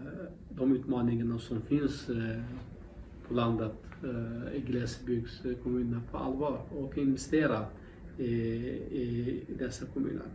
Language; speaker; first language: Swedish; non-native, local second language; Kurdish